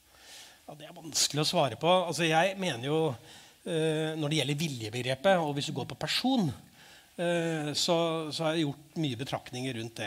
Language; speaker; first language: Norwegian; native; Norwegian